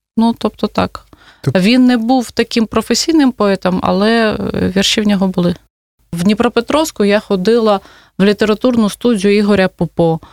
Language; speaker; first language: Ukrainian; non-native, local second language; Russian